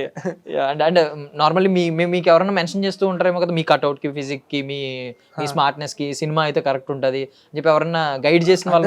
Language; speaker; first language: Telugu; native; Telugu